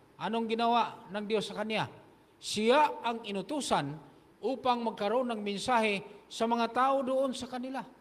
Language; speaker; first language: Filipino; non-native, local second language; Hiligaynon